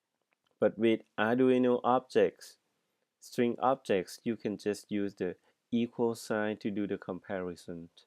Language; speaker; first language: English; non-native, fluent; Thai